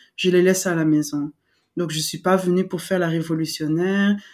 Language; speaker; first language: French; non-native, local second language; Lingala